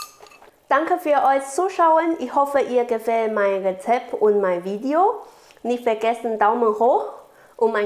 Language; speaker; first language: German; non-native, learner; Chinese